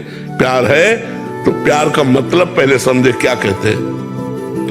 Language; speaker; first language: Hindi; native; Hindi